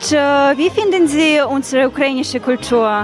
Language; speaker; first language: German; non-native, learner; Ukrainian